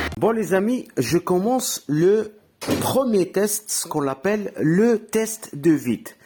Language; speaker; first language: French; non-native, local second language; Arabic